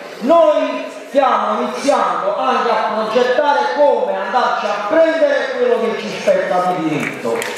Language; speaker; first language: Italian; native; Italian